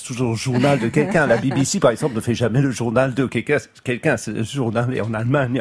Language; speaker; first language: French; non-native, fluent; English